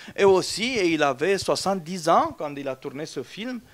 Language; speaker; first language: French; non-native, fluent; Romanian